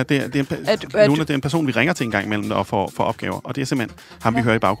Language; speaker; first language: Danish; native; Danish